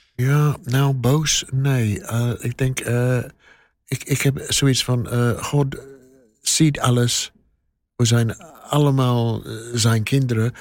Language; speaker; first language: Dutch; non-native, learner; English